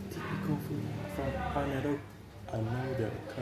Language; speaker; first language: English; non-native, learner; Vietnamese